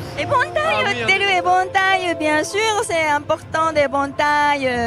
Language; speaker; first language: French; non-native, learner; Japanese